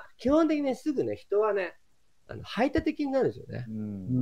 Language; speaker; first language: Japanese; native; Japanese